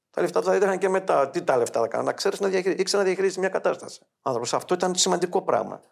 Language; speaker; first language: Greek; native; Greek